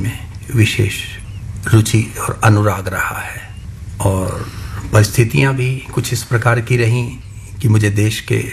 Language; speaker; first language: Hindi; non-native, local second language; Punjabi